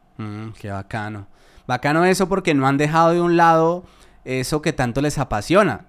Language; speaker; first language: Spanish; native; Spanish